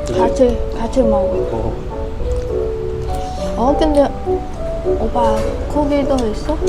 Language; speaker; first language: Korean; non-native, learner; Vietnamese